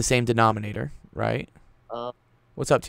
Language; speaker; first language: English; native; English